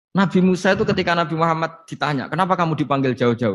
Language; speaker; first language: Malay; non-native, local second language; Javanese